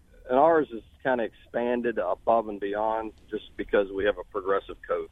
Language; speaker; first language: English; native; English